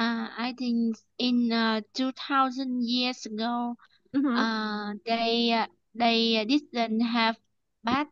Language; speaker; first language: English; non-native, learner; Vietnamese